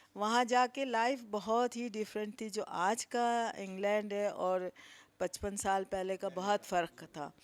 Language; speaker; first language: Urdu; native; Urdu